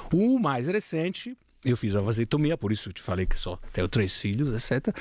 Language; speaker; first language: Portuguese; non-native, fluent; Italian